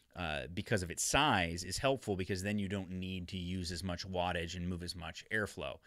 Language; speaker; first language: English; native; English